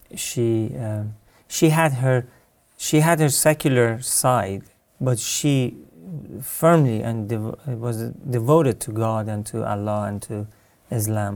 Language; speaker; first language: English; non-native, fluent; Persian